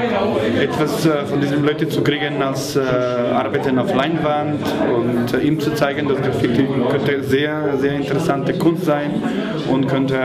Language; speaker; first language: German; non-native, fluent; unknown